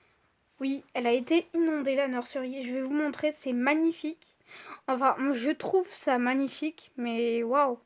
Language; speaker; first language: French; native; French